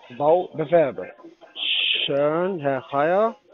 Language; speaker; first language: German; non-native, learner; Arabic